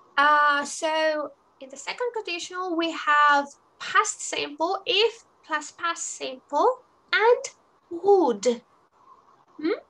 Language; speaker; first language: English; non-native, fluent; Greek